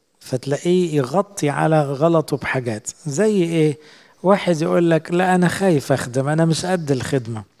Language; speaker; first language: Arabic; native; Arabic